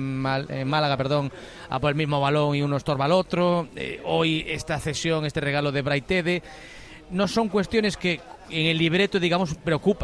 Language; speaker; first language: Spanish; native; Spanish